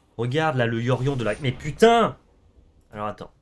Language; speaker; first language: French; native; French